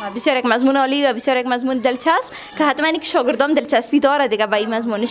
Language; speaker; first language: Persian; native; Persian